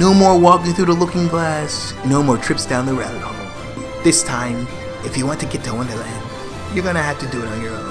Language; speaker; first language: English; native; English